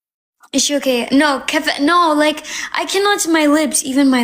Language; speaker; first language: English; non-native, learner; Amharic